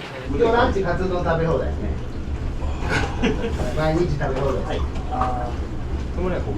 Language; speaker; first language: Japanese; native; Japanese